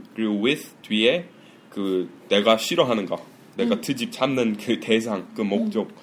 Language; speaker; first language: Korean; non-native, fluent; English